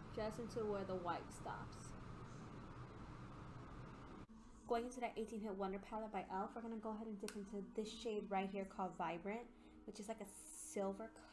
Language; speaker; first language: English; native; English